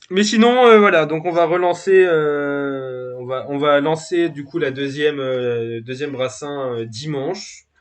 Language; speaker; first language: French; native; French